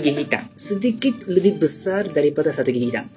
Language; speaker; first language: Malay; non-native, learner; Japanese